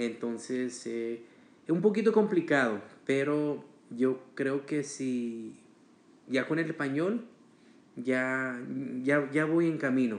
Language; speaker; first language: Spanish; early bilingual, heritage; Spanish